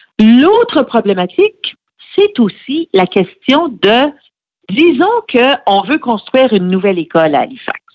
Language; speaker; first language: French; native; French